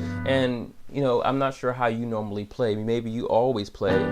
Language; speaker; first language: English; native; English